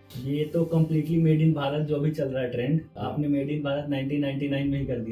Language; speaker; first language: Hindi; native; Hindi